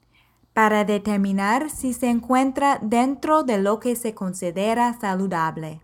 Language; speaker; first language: Spanish; non-native, fluent; English